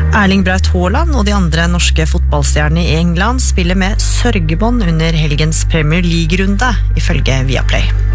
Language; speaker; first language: Norwegian; native; Norwegian